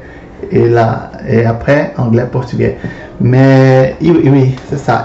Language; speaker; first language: French; non-native, fluent; Portuguese